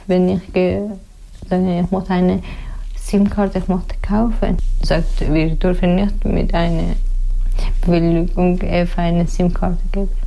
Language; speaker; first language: German; non-native, learner; Persian